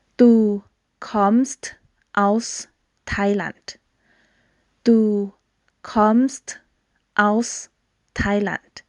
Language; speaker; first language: German; non-native, fluent; Thai